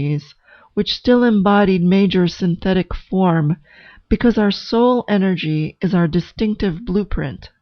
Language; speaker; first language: English; native; English